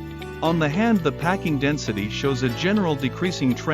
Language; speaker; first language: English; non-native, fluent; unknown